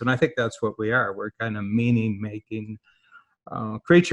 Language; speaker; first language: English; native; English